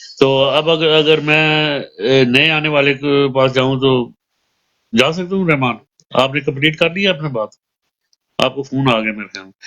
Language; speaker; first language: Urdu; non-native, local second language; Punjabi